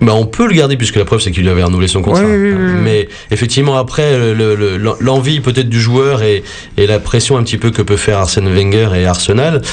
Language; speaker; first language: French; native; French